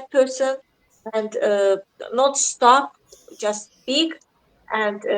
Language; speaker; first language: English; non-native, learner; Azerbaijani